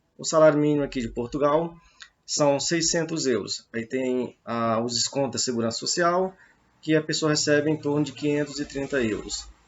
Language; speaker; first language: Portuguese; native; Portuguese